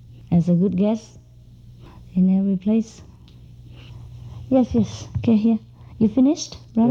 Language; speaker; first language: English; non-native, fluent; Vietnamese